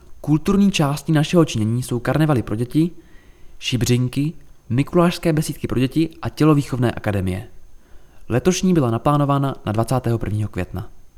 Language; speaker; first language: Czech; native; Czech